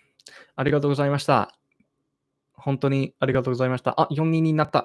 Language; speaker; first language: Japanese; non-native, learner; English